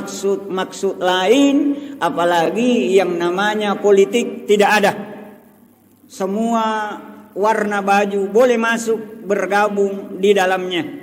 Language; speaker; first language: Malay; non-native, local second language; Buginese